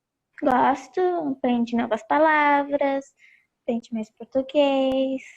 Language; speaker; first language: Portuguese; early bilingual, heritage; Portuguese